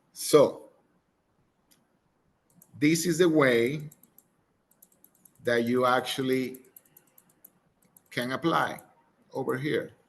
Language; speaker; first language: English; non-native, fluent; Spanish